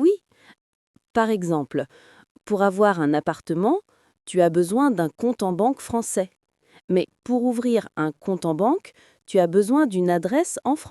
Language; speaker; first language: French; non-native, fluent; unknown